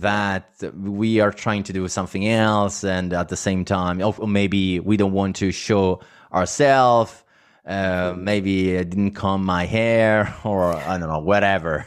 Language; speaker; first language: English; non-native, fluent; Italian